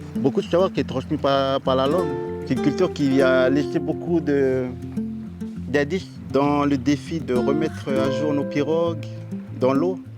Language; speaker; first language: French; non-native, local second language; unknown